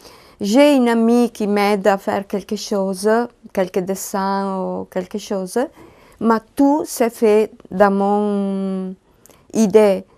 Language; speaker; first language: French; non-native, learner; Italian